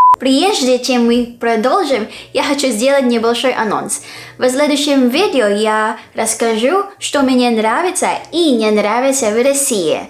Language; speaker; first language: Russian; non-native, fluent; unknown